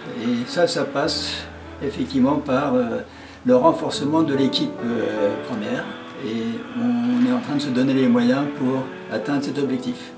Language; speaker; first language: French; native; French